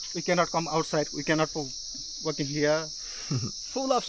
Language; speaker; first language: English; non-native, learner; Nepali